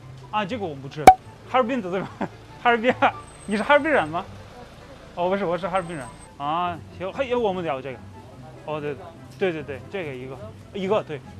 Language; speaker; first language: Chinese; non-native, fluent; Russian